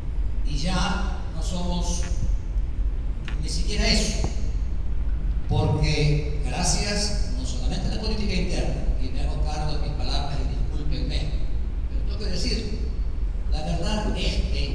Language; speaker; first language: Spanish; native; Spanish